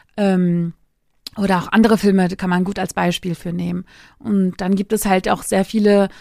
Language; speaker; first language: German; early bilingual, other home language; Turkish